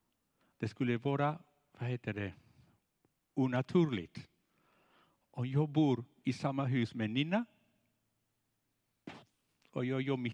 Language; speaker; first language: Swedish; non-native, fluent; Spanish